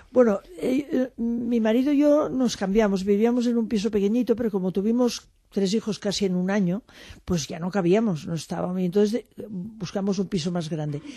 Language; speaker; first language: Spanish; non-native, local second language; French